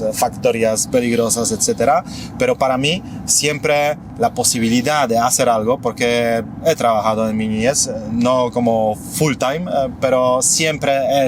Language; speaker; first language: Spanish; non-native, fluent; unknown